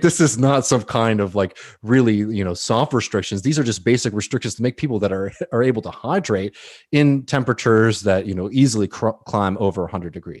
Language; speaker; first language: English; native; English